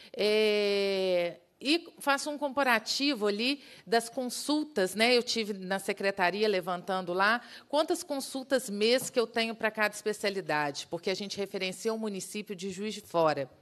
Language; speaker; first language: Portuguese; native; Portuguese